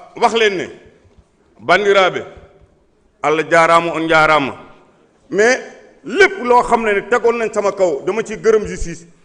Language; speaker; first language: Wolof; non-native, local second language; Fula